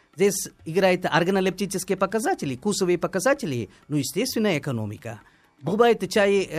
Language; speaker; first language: Russian; non-native, fluent; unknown